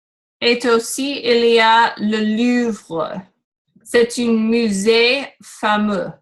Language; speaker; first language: French; non-native, learner; English